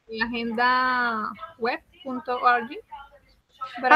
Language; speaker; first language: English; non-native, learner; Spanish